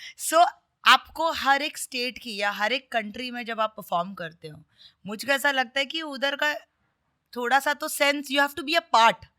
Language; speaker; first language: Hindi; non-native, local second language; Marathi